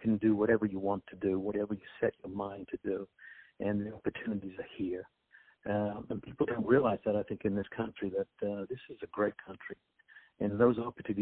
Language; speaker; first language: English; native; English